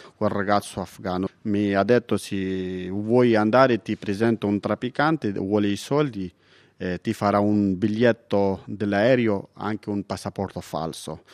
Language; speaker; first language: Italian; non-native, fluent; Persian